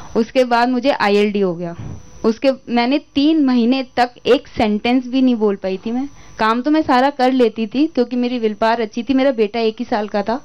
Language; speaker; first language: Hindi; native; Hindi